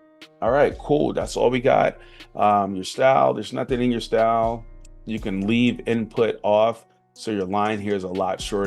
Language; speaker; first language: English; native; English